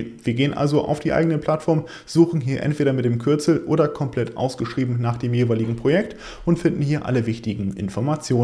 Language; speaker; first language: German; native; German